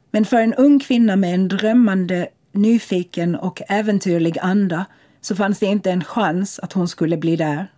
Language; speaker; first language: Swedish; non-native, fluent; English